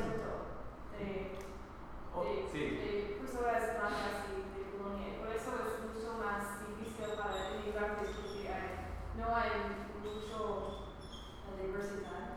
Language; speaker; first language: Spanish; non-native, learner; English